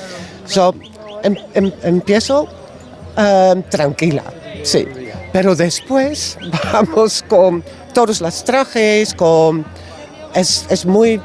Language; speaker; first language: Spanish; non-native, learner; Dutch